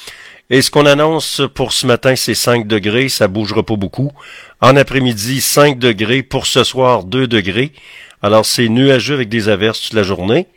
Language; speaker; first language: French; native; French